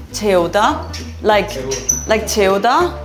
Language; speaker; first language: Korean; non-native, learner; German